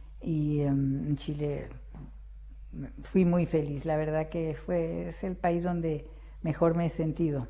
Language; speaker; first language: Spanish; early bilingual, other home language; Russian